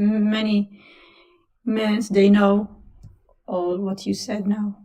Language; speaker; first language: English; non-native, fluent; Italian